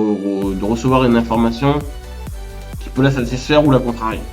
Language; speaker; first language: French; native; French